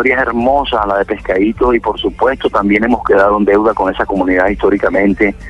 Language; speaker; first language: Spanish; native; Spanish